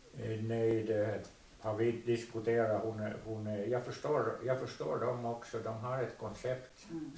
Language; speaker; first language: Swedish; native; Swedish